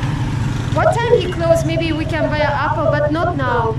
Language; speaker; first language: English; non-native, fluent; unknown